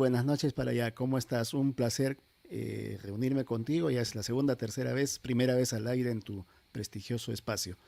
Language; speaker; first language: Spanish; native; Spanish